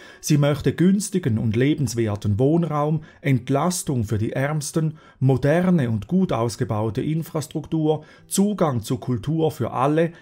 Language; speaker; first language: German; native; German